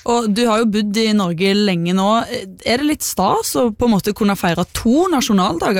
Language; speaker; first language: Norwegian; native; Norwegian